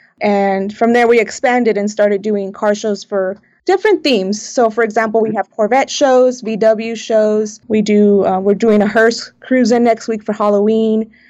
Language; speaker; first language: English; native; English